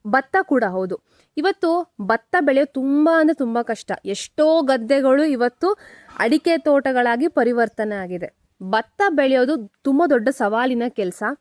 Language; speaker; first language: Kannada; native; Kannada